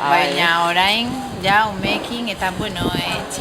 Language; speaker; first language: Basque; non-native, local second language; Spanish